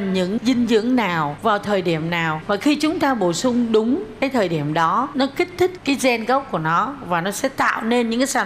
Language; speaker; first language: Vietnamese; native; Vietnamese